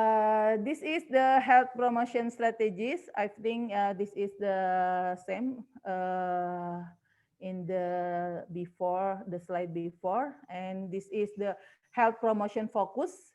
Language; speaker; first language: English; non-native, learner; Indonesian